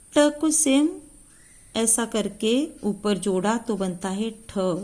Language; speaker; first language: Hindi; non-native, local second language; Marathi